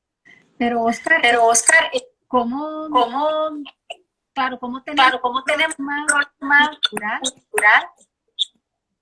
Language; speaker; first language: Spanish; non-native, learner; Portuguese